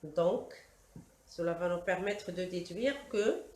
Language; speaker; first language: French; non-native, local second language; Arabic